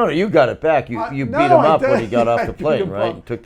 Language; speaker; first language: English; native; English